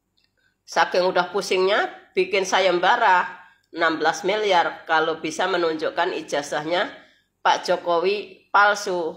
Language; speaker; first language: Indonesian; native; Indonesian